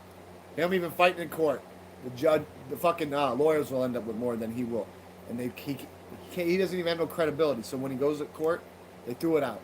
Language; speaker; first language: English; native; English